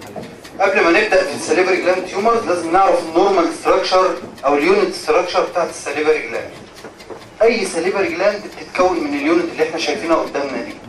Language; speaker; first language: Arabic; native; Arabic